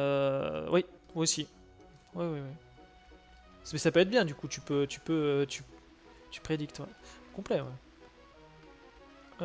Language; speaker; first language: French; native; French